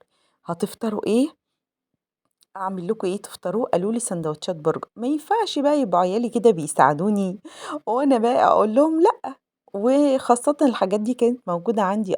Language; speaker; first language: Arabic; native; Arabic